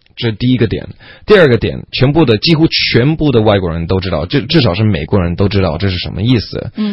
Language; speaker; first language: Chinese; non-native, fluent; English